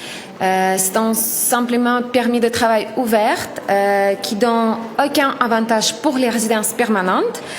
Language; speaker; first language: French; non-native, learner; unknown